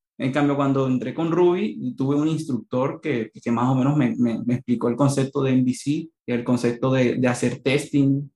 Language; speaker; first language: Spanish; native; Spanish